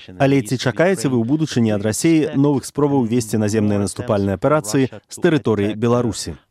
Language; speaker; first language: Belarusian; native; Belarusian